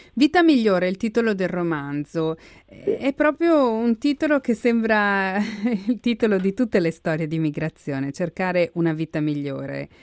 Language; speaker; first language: Italian; native; Italian